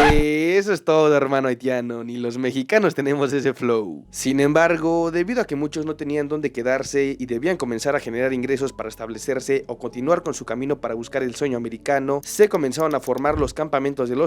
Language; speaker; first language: Spanish; native; Spanish